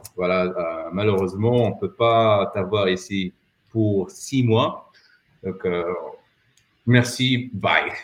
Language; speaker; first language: French; non-native, local second language; Arabic